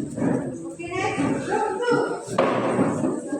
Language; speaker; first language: English; non-native, learner; Indonesian